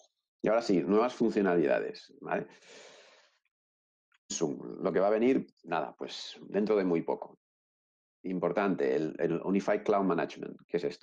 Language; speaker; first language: Spanish; native; Spanish